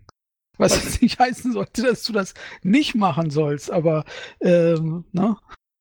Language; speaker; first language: German; native; German